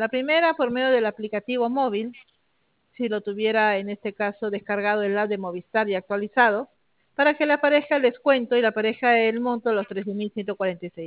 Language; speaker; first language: Spanish; native; Spanish